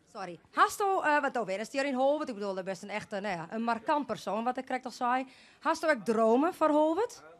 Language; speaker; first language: Dutch; non-native, fluent; Thai